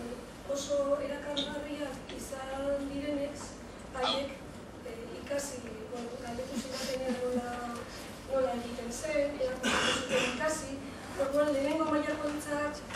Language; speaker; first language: Basque; non-native, local second language; Spanish